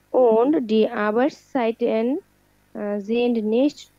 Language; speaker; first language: German; non-native, learner; Bangla